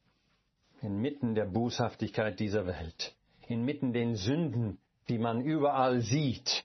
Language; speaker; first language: German; non-native, fluent; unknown